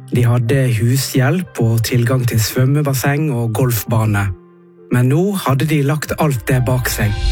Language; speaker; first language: Norwegian; native; Norwegian